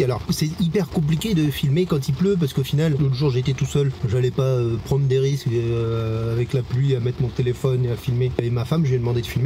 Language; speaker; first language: French; native; French